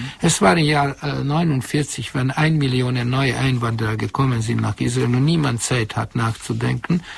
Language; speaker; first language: German; non-native, fluent; Hungarian